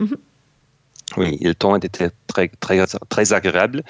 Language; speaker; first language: French; non-native, fluent; German